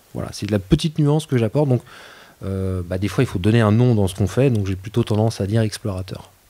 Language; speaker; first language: French; native; French